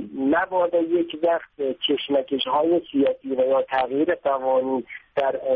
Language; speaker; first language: Persian; non-native, local second language; Azerbaijani